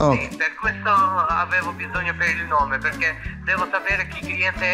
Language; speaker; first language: Italian; non-native, local second language; Albanian